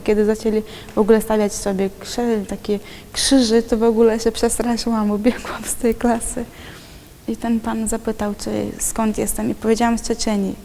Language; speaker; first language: Polish; non-native, fluent; Chechen